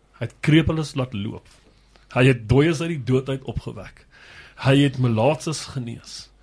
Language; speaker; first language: Afrikaans; native; Afrikaans